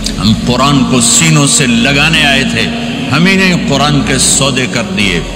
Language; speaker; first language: Urdu; non-native, local second language; Punjabi